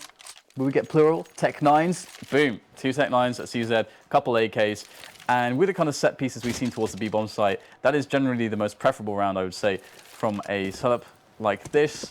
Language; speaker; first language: English; native; English